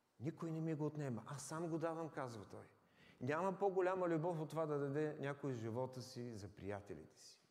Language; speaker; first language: Bulgarian; native; Bulgarian